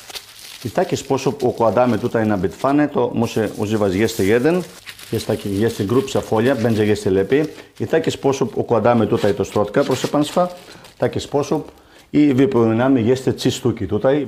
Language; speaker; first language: Polish; non-native, learner; Greek